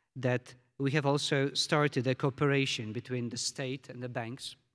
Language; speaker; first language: English; non-native, fluent; Polish